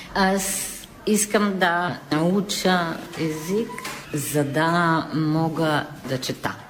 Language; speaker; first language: Bulgarian; non-native, learner; Italian